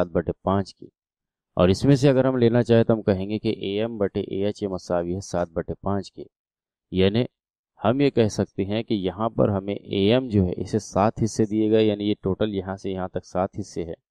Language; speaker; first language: Urdu; native; Urdu